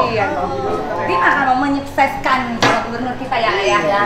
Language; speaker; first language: Indonesian; native; Indonesian